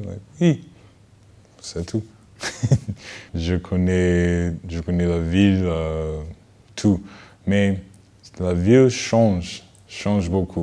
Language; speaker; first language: French; non-native, learner; English